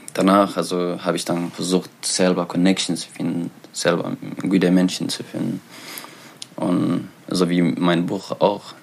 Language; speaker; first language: German; non-native, learner; Tigrinya